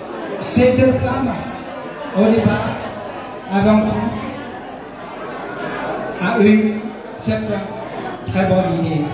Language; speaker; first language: French; non-native, fluent; Khmer